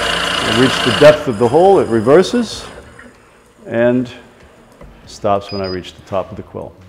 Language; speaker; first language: English; native; English